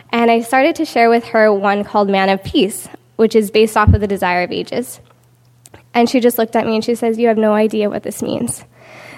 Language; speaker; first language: English; native; English